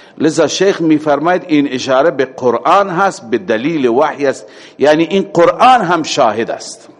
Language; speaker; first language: Persian; native; Persian